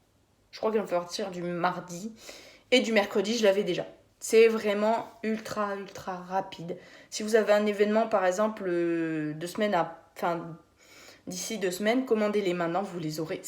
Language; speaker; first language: French; native; French